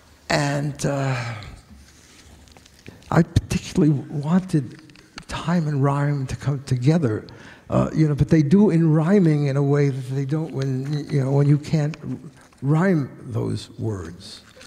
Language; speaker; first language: English; native; English